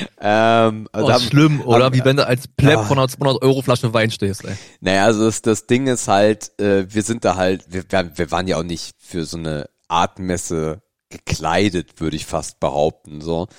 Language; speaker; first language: German; native; German